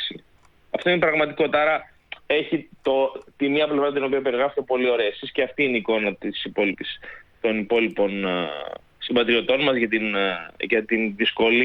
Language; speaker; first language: Greek; native; Greek